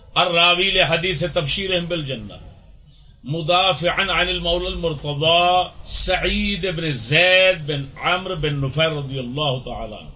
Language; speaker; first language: Arabic; non-native, fluent; Urdu